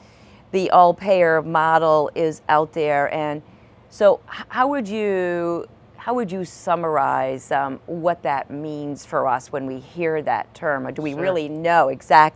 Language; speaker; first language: English; native; English